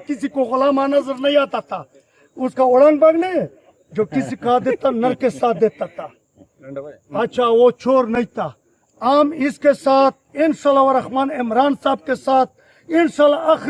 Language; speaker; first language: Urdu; non-native, local second language; Pashto